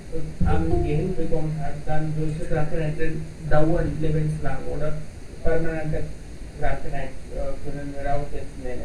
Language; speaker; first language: German; non-native, learner; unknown